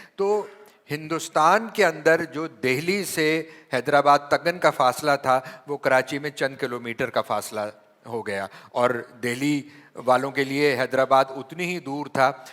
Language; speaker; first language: Urdu; native; Urdu